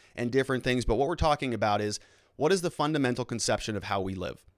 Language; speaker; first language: English; native; English